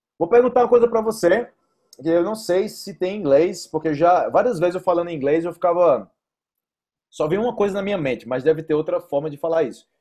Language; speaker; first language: Portuguese; native; Portuguese